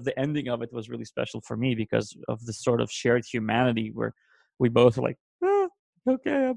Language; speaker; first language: English; non-native, fluent; Hebrew